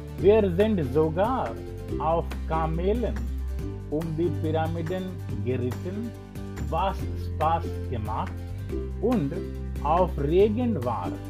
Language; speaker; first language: German; non-native, learner; English